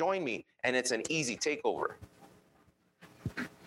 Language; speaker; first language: English; early bilingual, other home language; Spanish